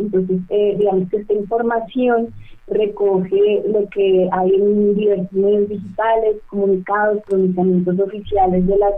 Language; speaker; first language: Spanish; native; Spanish